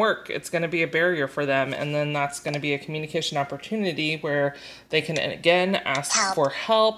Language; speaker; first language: English; native; English